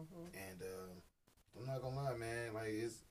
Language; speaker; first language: English; native; English